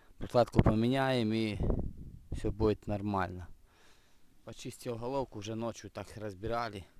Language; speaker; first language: Russian; non-native, local second language; Ukrainian